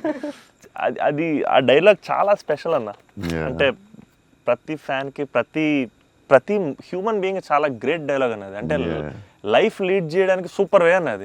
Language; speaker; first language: Telugu; native; Telugu